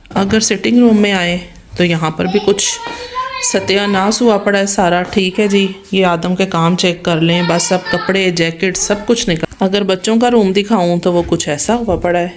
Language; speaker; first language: Urdu; non-native, local second language; Punjabi